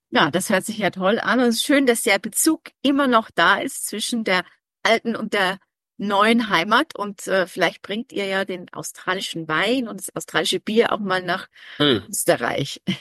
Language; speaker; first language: German; native; German